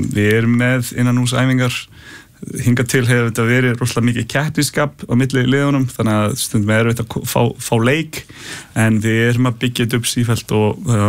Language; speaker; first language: Icelandic; early bilingual, heritage; Icelandic